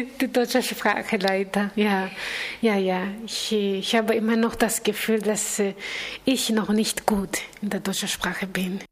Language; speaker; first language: German; non-native, learner; Kinyarwanda